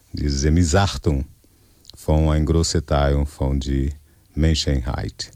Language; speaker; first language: German; non-native, fluent; Portuguese